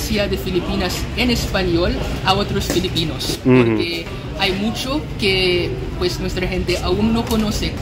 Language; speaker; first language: Spanish; non-native, fluent; Filipino